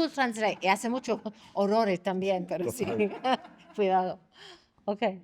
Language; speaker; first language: Spanish; non-native, fluent; English